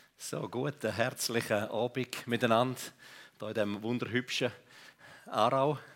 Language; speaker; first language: German; non-native, local second language; Romansh